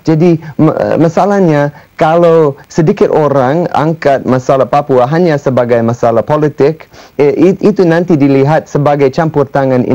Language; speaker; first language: Indonesian; non-native, fluent; English